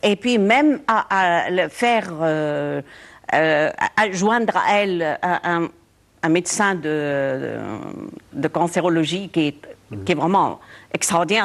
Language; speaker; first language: French; non-native, local second language; Arabic